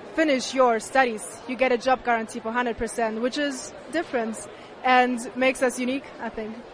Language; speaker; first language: English; non-native, fluent; German